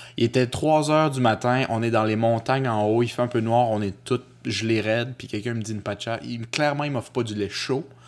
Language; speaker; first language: French; early bilingual, other home language; Spanish